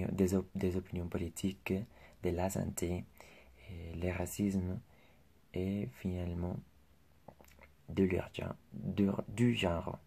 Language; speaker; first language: French; non-native, learner; Spanish